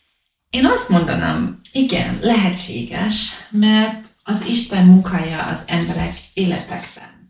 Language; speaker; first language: Hungarian; non-native, learner; English